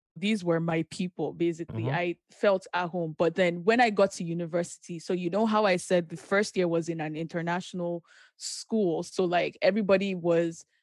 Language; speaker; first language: English; non-native, local second language; Yoruba